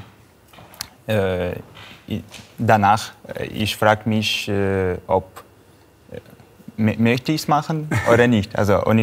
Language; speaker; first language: German; non-native, learner; Russian